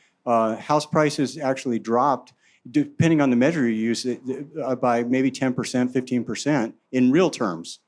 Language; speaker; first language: English; native; English